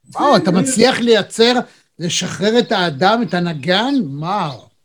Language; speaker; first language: Hebrew; non-native, fluent; Spanish